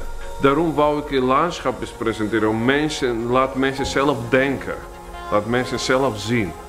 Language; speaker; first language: Dutch; non-native, fluent; Georgian